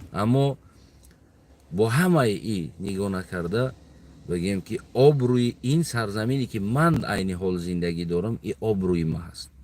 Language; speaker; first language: Tajik; non-native, local second language; Uzbek